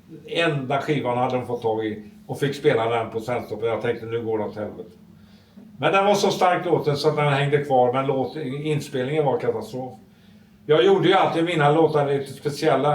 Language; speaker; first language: Swedish; native; Swedish